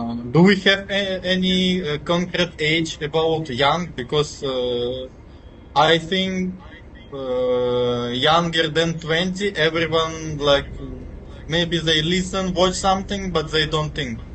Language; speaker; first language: English; non-native, fluent; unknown